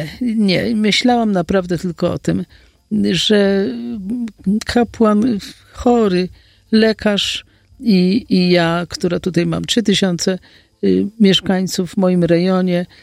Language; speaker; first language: Polish; native; Polish